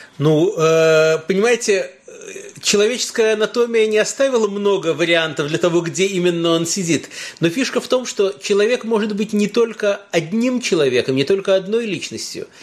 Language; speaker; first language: Russian; early bilingual, heritage; Russian